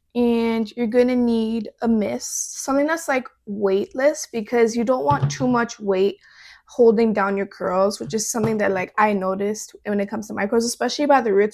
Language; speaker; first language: English; native; English